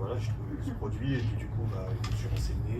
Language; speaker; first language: French; native; French